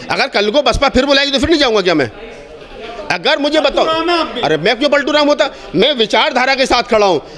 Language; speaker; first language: Hindi; native; Hindi